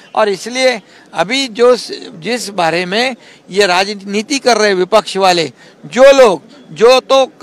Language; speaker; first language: Hindi; non-native, local second language; Marathi